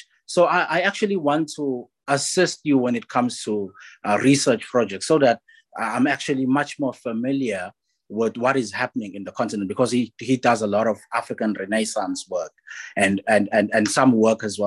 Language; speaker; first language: English; non-native, local second language; Zulu